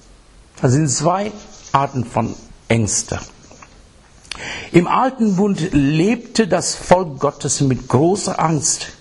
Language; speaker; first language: German; non-native, fluent; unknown